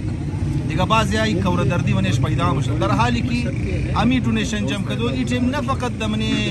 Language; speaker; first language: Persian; early bilingual, heritage; Persian